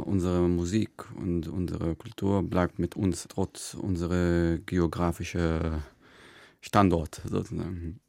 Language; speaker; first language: German; non-native, fluent; Arabic